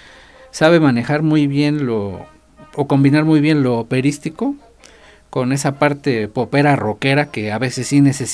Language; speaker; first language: Spanish; native; Spanish